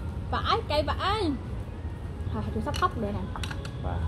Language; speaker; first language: Korean; non-native, learner; Vietnamese